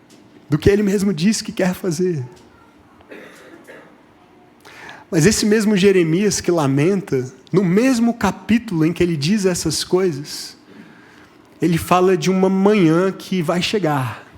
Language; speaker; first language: Portuguese; native; Portuguese